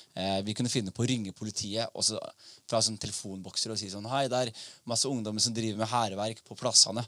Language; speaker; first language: Norwegian; early bilingual, other home language; Somali